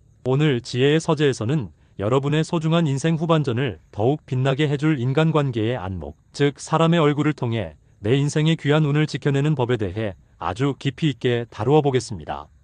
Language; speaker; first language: Korean; native; Korean